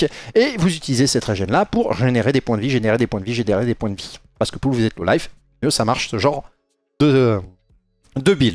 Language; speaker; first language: French; native; French